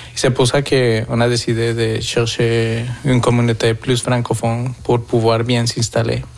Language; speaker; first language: French; non-native, fluent; Spanish